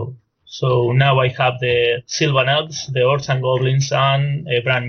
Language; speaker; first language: English; non-native, fluent; Spanish